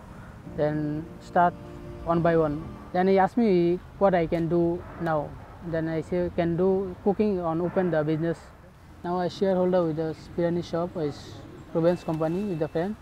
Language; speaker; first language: English; non-native, learner; Bangla